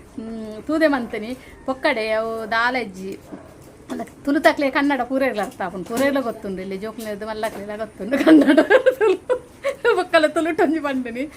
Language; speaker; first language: Kannada; non-native, local second language; Tulu